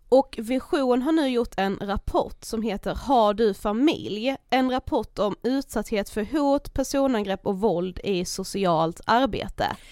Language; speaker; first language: Swedish; native; Swedish